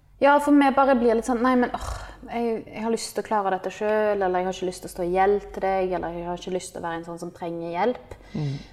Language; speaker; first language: Norwegian; native; Norwegian